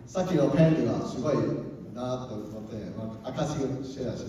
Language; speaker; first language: Japanese; non-native, learner; Cantonese